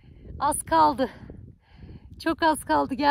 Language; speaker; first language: Turkish; native; Turkish